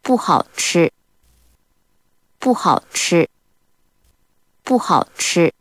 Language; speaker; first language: Chinese; non-native, learner; Korean